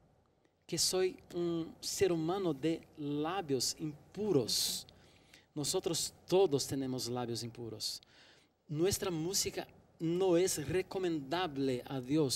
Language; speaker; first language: Spanish; non-native, fluent; Portuguese